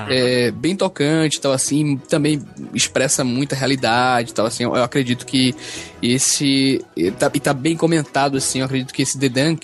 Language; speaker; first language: Portuguese; native; Portuguese